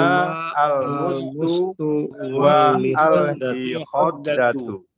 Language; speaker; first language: Arabic; non-native, learner; Indonesian